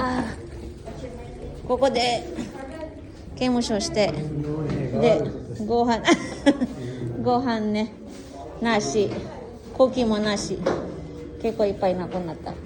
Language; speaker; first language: Japanese; non-native, fluent; Filipino